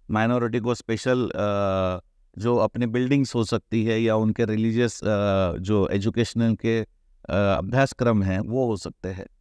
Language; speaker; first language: Hindi; non-native, local second language; Marathi